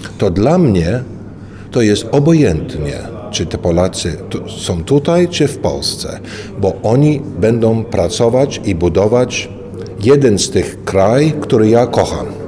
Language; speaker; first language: Polish; early bilingual, heritage; Polish